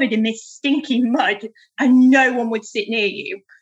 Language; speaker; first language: English; native; English